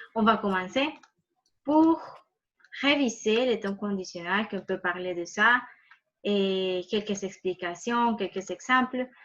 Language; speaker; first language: French; non-native, fluent; Spanish